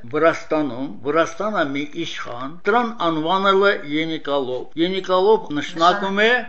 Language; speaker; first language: Armenian; native; Armenian